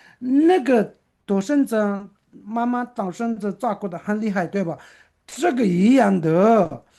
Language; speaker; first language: Chinese; non-native, local second language; Tibetan